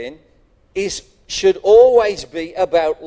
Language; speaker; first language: English; native; English